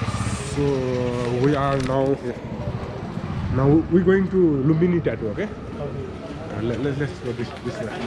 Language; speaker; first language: English; non-native, learner; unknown